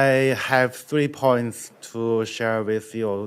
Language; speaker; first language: English; non-native, learner; Chinese